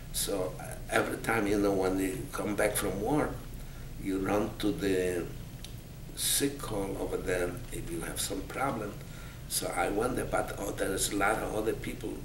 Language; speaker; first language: English; non-native, fluent; Polish